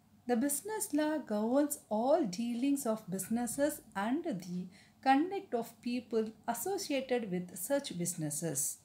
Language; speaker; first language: English; non-native, local second language; Tamil